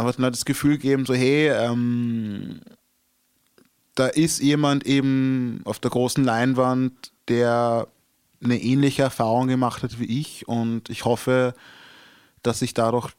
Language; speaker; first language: German; early bilingual, other home language; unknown